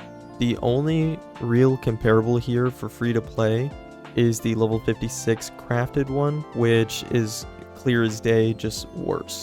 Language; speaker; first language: English; native; English